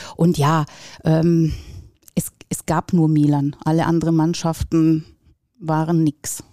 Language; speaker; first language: German; non-native, fluent; Italian